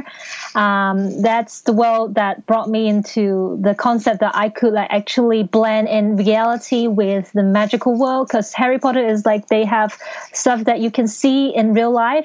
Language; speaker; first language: English; non-native, local second language; Cantonese